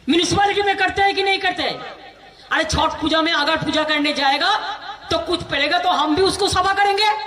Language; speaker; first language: Hindi; non-native, local second language; Bangla